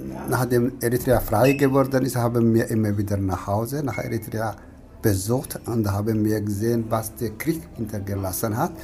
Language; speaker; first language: German; non-native, fluent; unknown